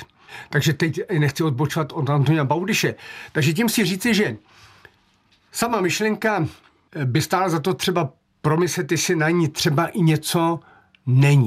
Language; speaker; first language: Czech; native; Czech